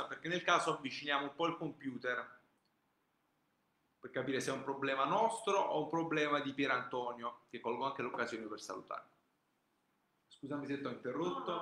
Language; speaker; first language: Italian; native; Italian